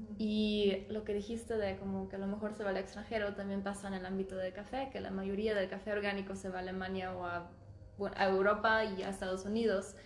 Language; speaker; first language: Spanish; early bilingual, heritage; Spanish